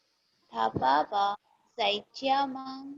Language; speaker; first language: Chinese; non-native, learner; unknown